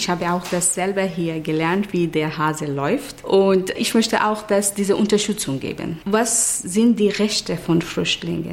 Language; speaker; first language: German; non-native, fluent; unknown